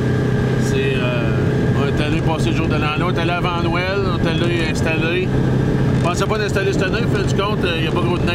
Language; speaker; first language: French; native; French